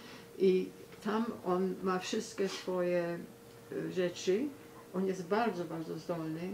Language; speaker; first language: Polish; early bilingual, heritage; Polish